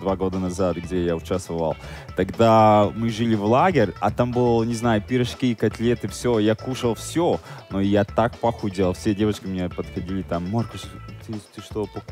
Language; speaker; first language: Russian; non-native, fluent; Latvian